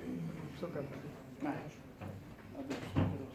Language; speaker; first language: Swedish; native; Swedish